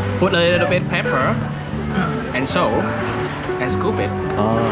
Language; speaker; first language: English; non-native, fluent; Vietnamese